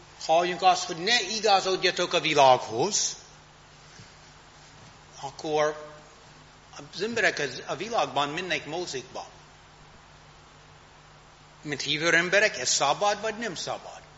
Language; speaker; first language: Hungarian; non-native, fluent; English